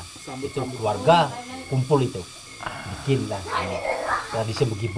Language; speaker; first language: Indonesian; native; Indonesian